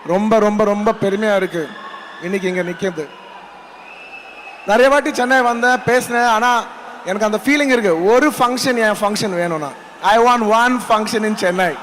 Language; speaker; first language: Tamil; non-native, local second language; Telugu